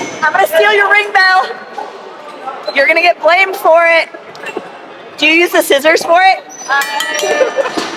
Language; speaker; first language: English; native; English